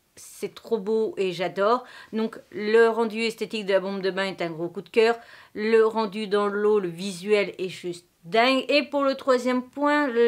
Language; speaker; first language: French; native; French